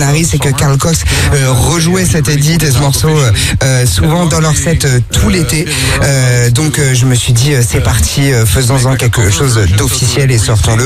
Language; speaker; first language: French; non-native, fluent; Dutch